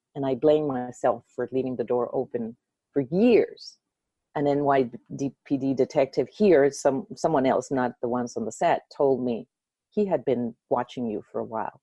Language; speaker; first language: English; early bilingual, other home language; Spanish